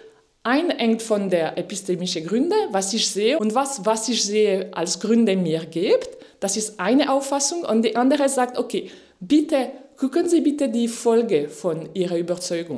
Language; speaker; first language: German; non-native, fluent; French